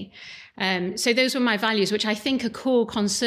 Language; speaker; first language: English; native; English